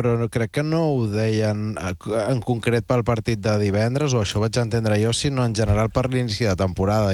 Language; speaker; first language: Catalan; native; Catalan